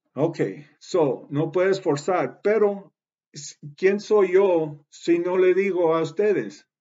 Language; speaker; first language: Spanish; early bilingual, heritage; Spanish